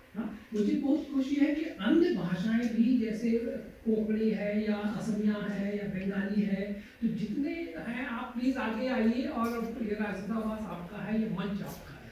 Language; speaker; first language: Hindi; native; Hindi